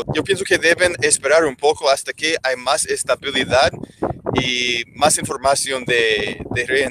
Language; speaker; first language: Spanish; non-native, learner; English